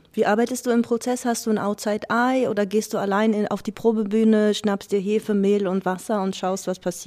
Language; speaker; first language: German; native; German